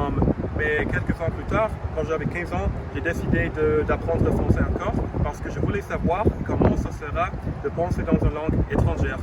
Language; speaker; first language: French; non-native, fluent; English